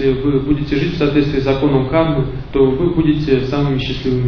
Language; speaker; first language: Russian; native; Russian